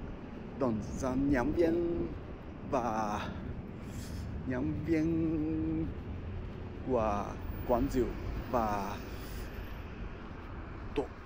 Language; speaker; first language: Vietnamese; non-native, learner; Japanese